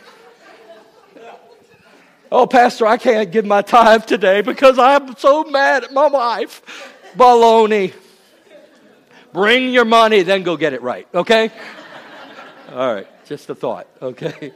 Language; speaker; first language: English; native; English